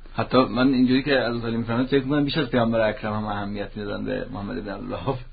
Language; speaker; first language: Persian; native; Persian